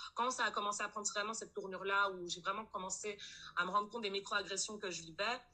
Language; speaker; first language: French; native; French